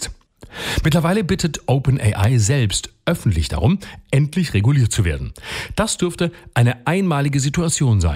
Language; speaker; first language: German; native; German